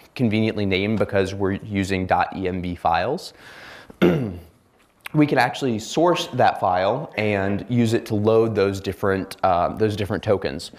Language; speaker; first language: English; native; English